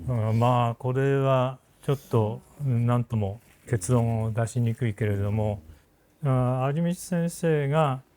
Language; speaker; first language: Japanese; native; Japanese